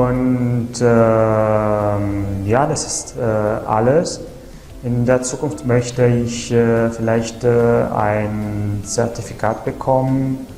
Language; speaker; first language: German; non-native, fluent; Italian